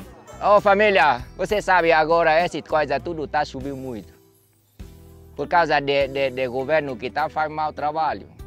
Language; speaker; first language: Portuguese; non-native, learner; Vietnamese